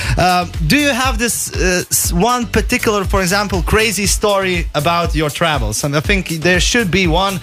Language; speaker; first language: English; non-native, fluent; Lithuanian